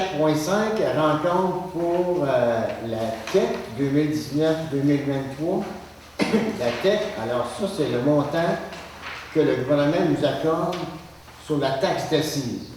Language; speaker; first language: French; native; French